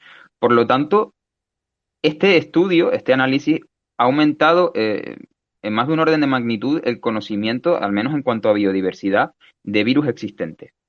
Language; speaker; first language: Spanish; native; Spanish